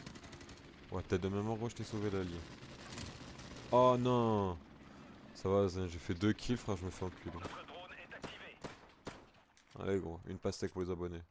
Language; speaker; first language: French; native; French